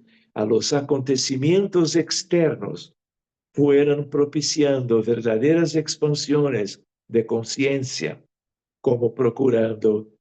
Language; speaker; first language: Spanish; non-native, fluent; Portuguese